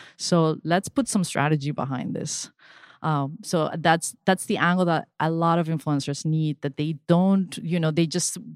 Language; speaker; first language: English; early bilingual, other home language; Spanish